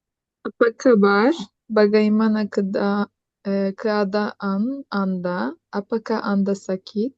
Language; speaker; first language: Indonesian; non-native, learner; Turkish